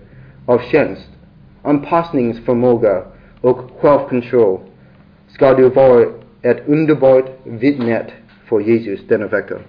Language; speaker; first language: Swedish; non-native, learner; English